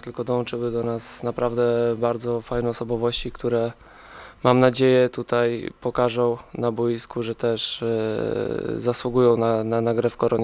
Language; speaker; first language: Polish; native; Polish